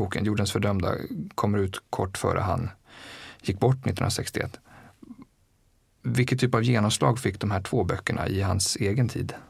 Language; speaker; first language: Swedish; native; Swedish